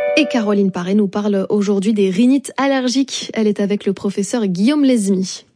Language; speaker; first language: French; native; French